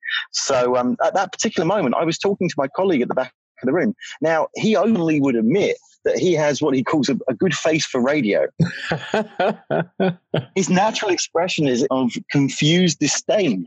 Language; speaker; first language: English; native; English